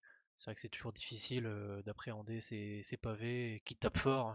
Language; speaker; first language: French; native; French